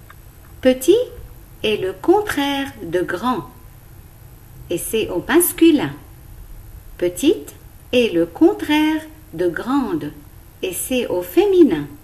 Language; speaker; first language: French; non-native, local second language; Arabic